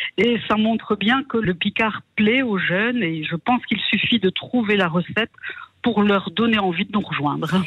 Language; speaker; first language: French; native; French